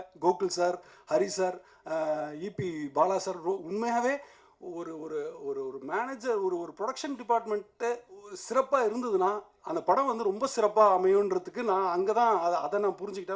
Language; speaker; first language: Tamil; native; Tamil